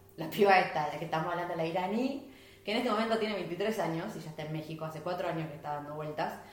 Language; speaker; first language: Spanish; native; Spanish